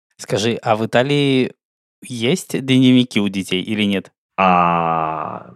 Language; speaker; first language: Russian; native; Russian